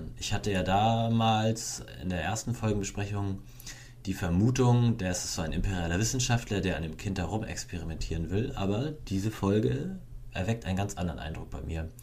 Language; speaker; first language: German; native; German